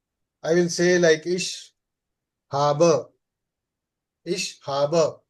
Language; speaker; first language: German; non-native, fluent; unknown